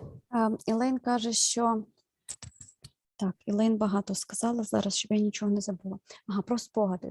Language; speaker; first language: Ukrainian; native; Ukrainian